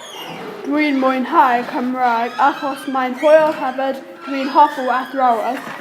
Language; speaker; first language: Welsh; non-native, local second language; English